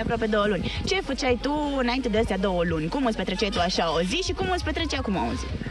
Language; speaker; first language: Romanian; native; Romanian